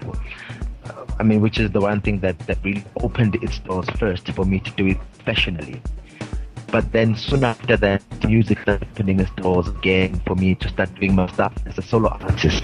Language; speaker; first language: English; non-native, local second language; Zulu